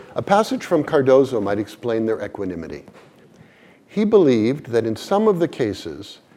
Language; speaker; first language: English; native; English